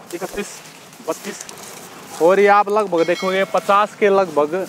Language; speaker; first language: Hindi; native; Hindi